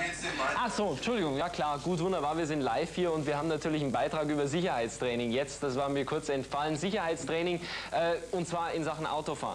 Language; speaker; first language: German; native; German